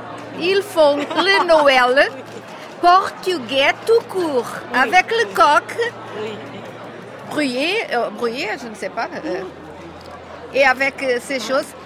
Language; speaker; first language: French; non-native, learner; Portuguese